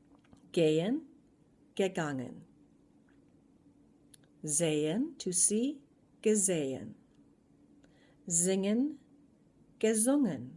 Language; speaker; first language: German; non-native, fluent; English